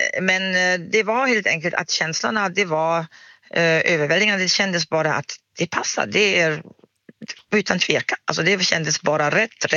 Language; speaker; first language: Swedish; non-native, fluent; German